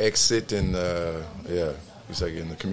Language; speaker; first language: Dutch; non-native, learner; English